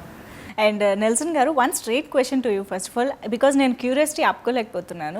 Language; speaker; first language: Telugu; native; Telugu